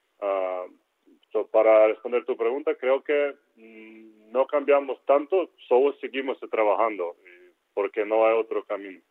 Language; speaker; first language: Spanish; non-native, learner; Ukrainian